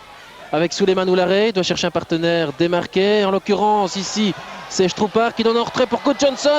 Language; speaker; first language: French; native; French